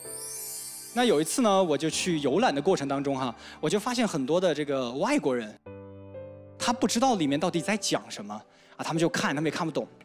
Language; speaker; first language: Chinese; native; Chinese